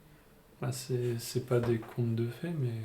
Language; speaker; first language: French; native; French